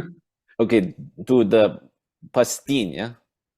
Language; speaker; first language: Russian; non-native, learner; English